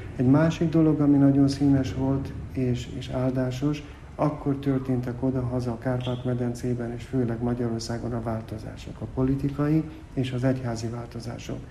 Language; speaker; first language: Hungarian; native; Hungarian